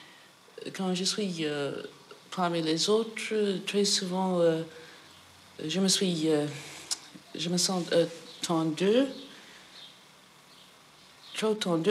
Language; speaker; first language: French; non-native, fluent; English